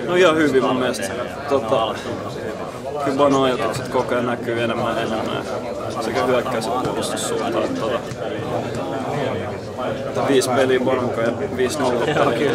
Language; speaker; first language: Finnish; native; Finnish